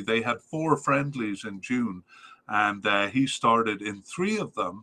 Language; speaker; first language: English; native; English